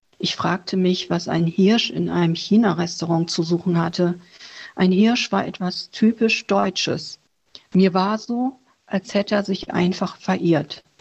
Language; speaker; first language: German; early bilingual, other home language; Chinese